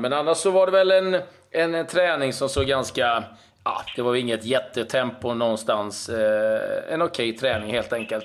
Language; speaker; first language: Swedish; native; Swedish